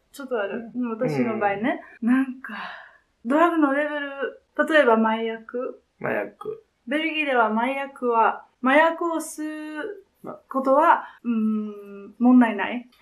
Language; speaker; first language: Japanese; non-native, learner; Dutch